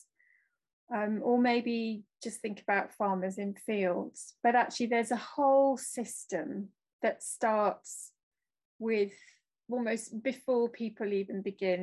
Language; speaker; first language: English; native; English